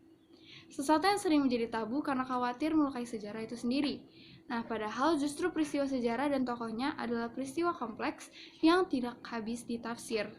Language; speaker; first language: Indonesian; native; Indonesian